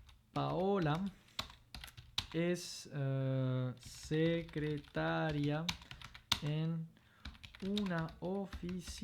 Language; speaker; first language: Spanish; non-native, fluent; French